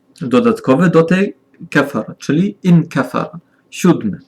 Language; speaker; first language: Polish; non-native, learner; German